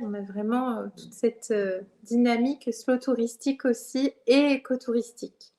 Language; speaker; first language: French; native; French